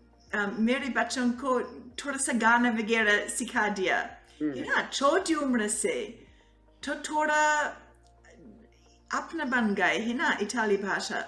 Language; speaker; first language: Hindi; non-native, fluent; Italian